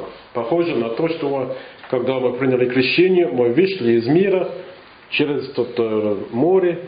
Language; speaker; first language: Russian; non-native, learner; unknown